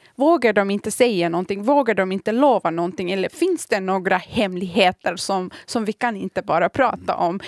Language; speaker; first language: Swedish; early bilingual, other home language; Kurdish